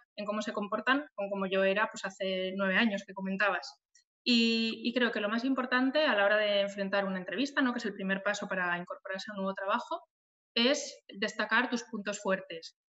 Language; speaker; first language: Spanish; native; Spanish